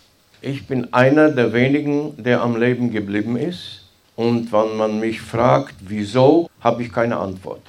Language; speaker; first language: German; non-native, fluent; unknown